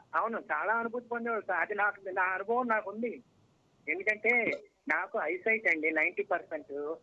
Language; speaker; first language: Telugu; native; Telugu